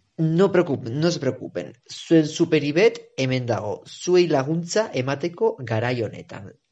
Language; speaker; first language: Basque; non-native, local second language; Spanish